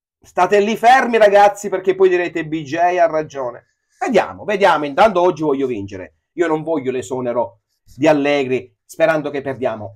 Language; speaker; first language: Italian; native; Italian